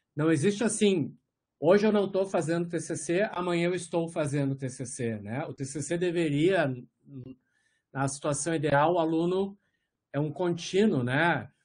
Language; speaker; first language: Portuguese; native; Portuguese